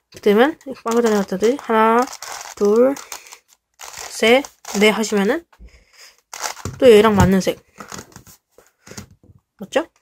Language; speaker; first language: Korean; native; Korean